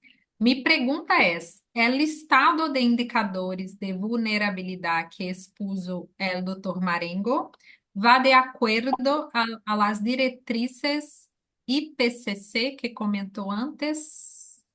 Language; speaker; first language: Spanish; non-native, learner; Portuguese